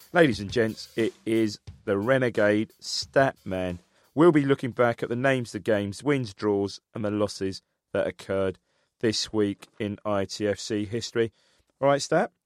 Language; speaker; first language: English; native; English